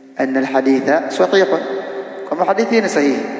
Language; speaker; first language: Arabic; non-native, fluent; Swahili